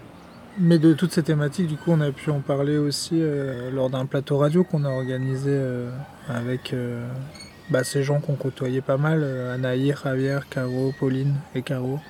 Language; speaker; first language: French; native; French